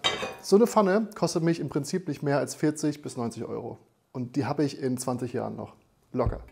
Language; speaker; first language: German; native; German